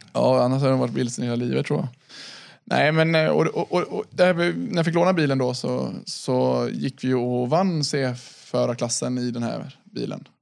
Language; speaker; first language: Swedish; native; Swedish